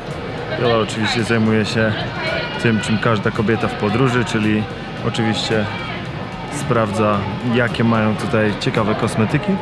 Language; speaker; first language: Polish; native; Polish